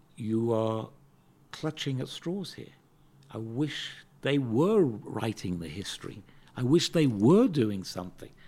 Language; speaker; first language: English; native; English